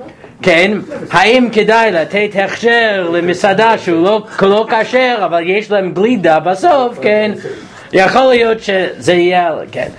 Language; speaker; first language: Hebrew; non-native, fluent; English